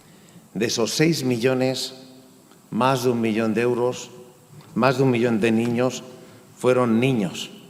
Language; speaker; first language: Spanish; native; Spanish